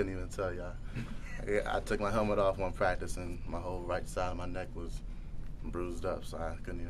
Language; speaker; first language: English; native; English